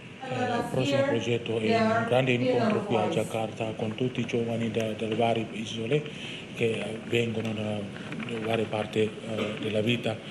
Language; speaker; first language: Italian; non-native, learner; Indonesian